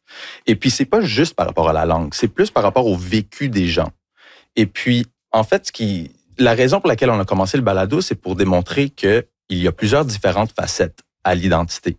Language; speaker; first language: French; early bilingual, other home language; English